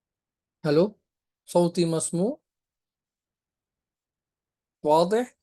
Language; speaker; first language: Arabic; non-native, fluent; Indonesian